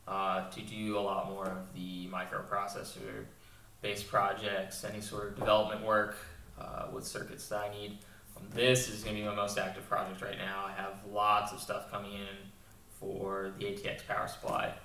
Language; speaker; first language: English; native; English